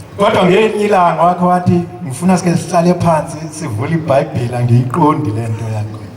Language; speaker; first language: Zulu; non-native, local second language; Xhosa